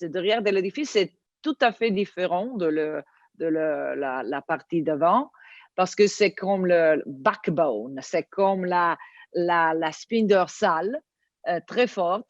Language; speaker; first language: French; non-native, learner; Italian